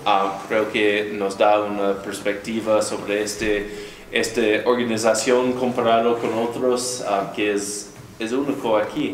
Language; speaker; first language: Spanish; non-native, fluent; English